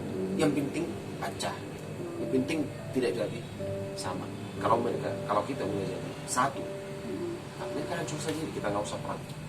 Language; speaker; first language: Indonesian; non-native, fluent; Arabic